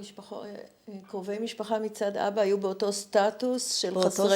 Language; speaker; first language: Hebrew; native; Hebrew